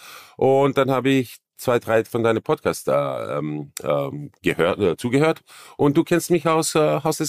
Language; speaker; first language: German; non-native, fluent; Croatian